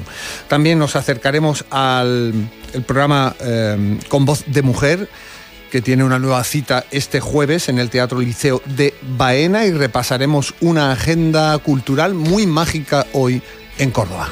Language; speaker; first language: Spanish; native; Spanish